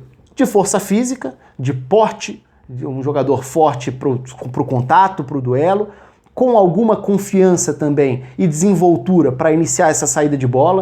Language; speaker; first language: Portuguese; native; Portuguese